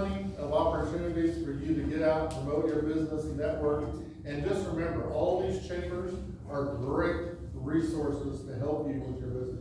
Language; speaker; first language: English; native; English